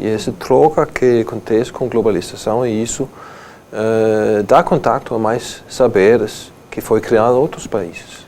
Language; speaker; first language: Portuguese; non-native, fluent; Danish